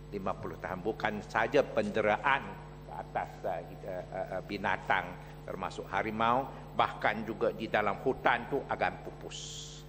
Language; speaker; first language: Malay; non-native, local second language; Chinese